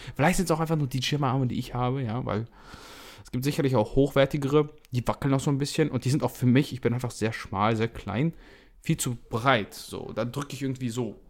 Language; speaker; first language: German; early bilingual, other home language; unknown